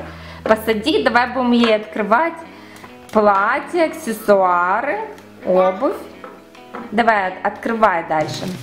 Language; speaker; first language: Russian; native; Russian